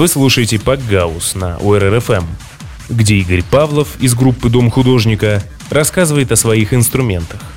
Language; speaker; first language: Russian; native; Russian